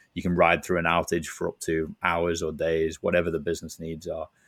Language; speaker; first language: English; native; English